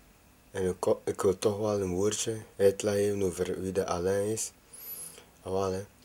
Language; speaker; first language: Dutch; non-native, fluent; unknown